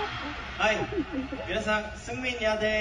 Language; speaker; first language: Japanese; non-native, learner; Korean